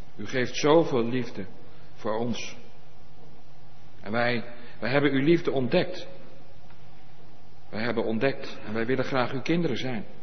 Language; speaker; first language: Dutch; native; Dutch